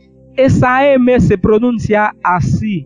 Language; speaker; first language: Spanish; non-native, fluent; Haitian Creole